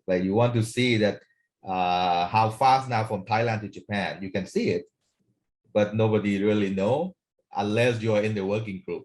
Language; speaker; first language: English; non-native, fluent; Thai